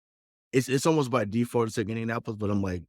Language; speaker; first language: English; native; English